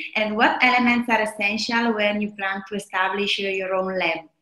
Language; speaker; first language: English; non-native, fluent; Italian